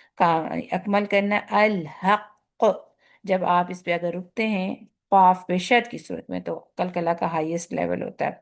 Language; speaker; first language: Urdu; native; Urdu